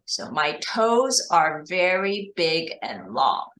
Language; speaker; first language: English; non-native, fluent; Chinese